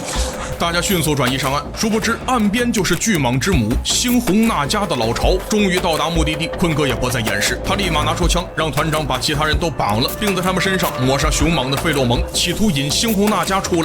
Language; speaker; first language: Chinese; native; Chinese